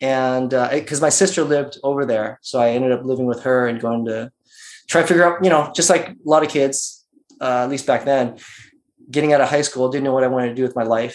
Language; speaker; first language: English; native; English